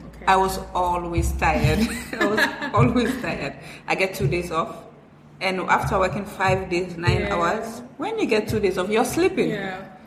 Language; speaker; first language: English; non-native, local second language; Fula